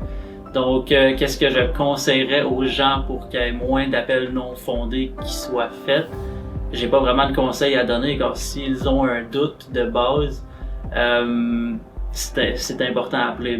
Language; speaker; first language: French; native; French